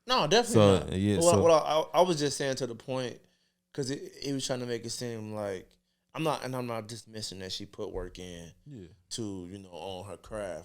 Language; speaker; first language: English; native; English